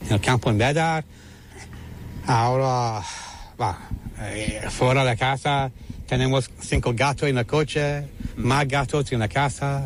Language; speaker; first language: Spanish; non-native, learner; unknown